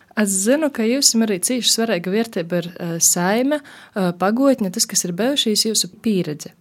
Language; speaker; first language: Latvian; native; Latvian